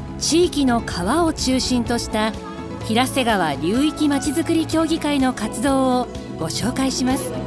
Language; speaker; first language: Japanese; native; Japanese